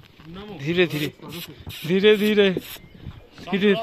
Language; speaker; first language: Hindi; non-native, learner; Bangla